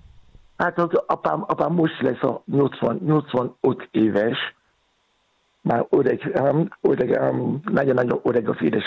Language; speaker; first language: Hungarian; non-native, fluent; Yoruba